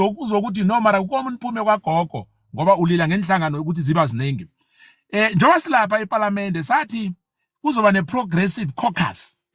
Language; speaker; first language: Zulu; non-native, local second language; South Ndebele